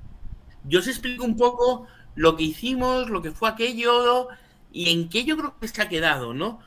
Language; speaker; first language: Spanish; native; Spanish